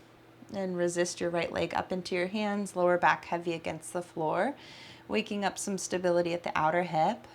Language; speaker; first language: English; native; English